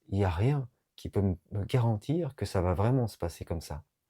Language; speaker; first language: French; native; French